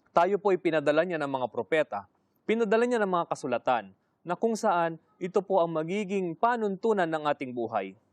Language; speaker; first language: Filipino; native; Filipino